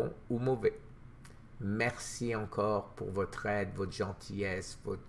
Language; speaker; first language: French; native; French